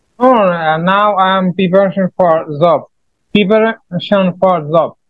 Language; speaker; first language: English; non-native, learner; Bangla